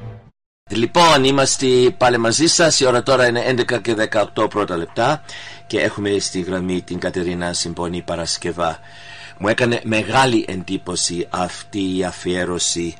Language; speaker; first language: Greek; early bilingual, heritage; Greek